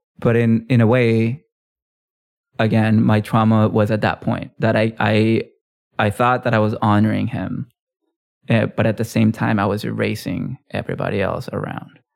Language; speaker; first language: English; early bilingual, other home language; Spanish